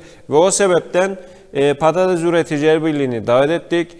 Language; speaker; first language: Turkish; native; Turkish